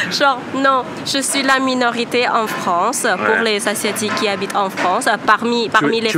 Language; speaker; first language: French; non-native, fluent; Thai